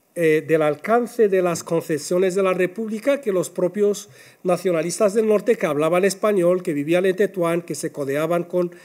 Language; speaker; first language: Spanish; non-native, fluent; Arabic